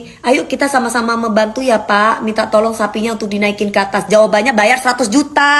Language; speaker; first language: Indonesian; native; Indonesian